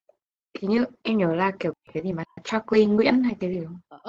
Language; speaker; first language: Vietnamese; native; Vietnamese